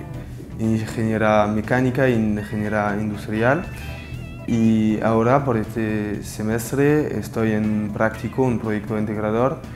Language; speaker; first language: Spanish; non-native, learner; French